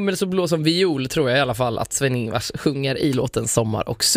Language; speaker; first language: Swedish; native; Swedish